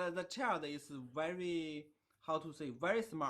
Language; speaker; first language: English; non-native, learner; Chinese